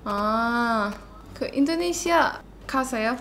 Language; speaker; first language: Korean; non-native, learner; Indonesian